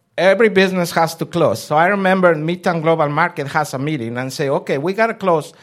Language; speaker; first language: English; non-native, fluent; Spanish